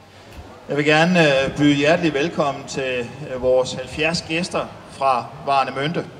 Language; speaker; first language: Danish; native; Danish